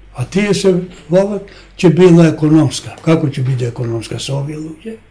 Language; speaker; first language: Macedonian; non-native, local second language; Albanian